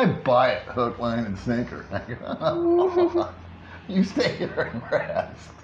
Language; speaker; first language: English; native; English